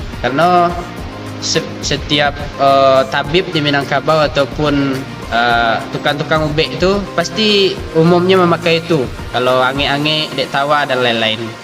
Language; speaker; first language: Malay; non-native, local second language; Minangkabau